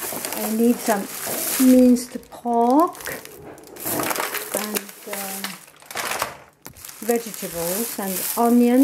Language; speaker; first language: English; non-native, learner; Chinese